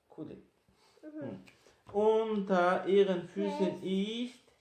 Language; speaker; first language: German; non-native, fluent; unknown